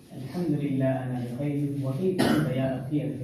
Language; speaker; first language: Arabic; non-native, learner; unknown